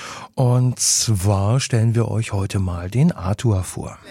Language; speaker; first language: German; native; German